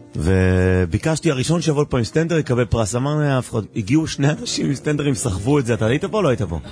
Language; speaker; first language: Hebrew; native; Hebrew